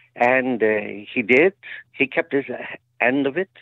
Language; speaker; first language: English; native; English